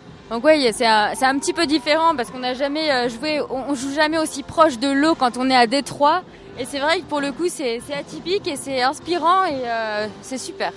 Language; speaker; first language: French; native; French